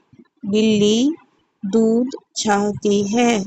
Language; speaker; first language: Hindi; non-native, local second language; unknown